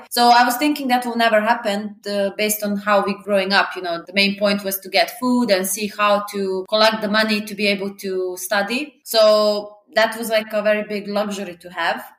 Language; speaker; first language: English; non-native, fluent; Serbian